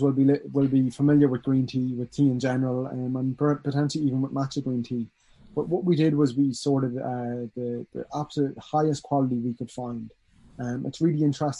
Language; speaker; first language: English; native; English